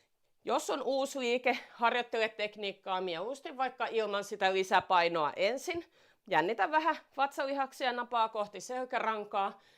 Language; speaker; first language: Finnish; native; Finnish